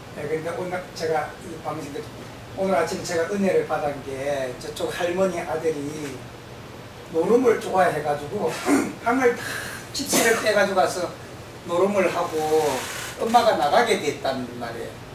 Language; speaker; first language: Korean; native; Korean